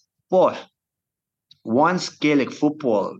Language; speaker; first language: English; native; English